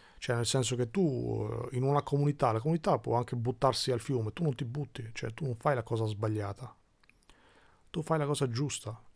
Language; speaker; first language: Italian; early bilingual, other home language; Albanian